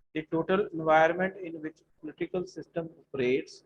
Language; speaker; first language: English; non-native, local second language; Punjabi